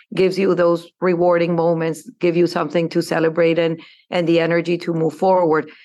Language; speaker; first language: English; non-native, fluent; Spanish